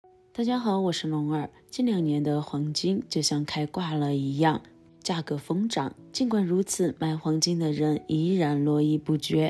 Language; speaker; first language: Chinese; native; Chinese